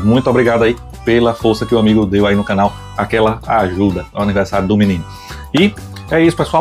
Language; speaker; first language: Portuguese; native; Portuguese